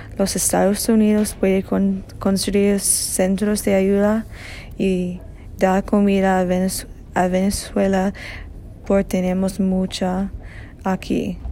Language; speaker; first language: Spanish; non-native, learner; English